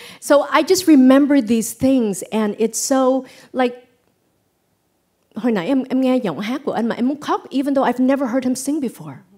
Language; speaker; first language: Vietnamese; early bilingual, heritage; Vietnamese